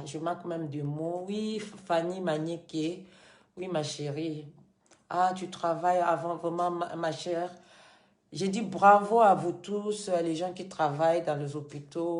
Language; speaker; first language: French; non-native, fluent; Lingala